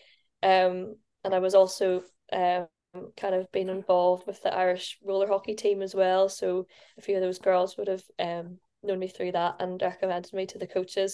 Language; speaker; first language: English; native; English